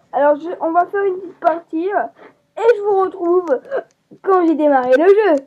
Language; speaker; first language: French; native; French